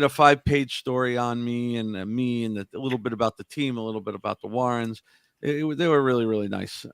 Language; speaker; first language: English; native; English